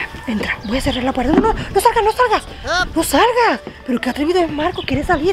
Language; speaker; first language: Spanish; native; Spanish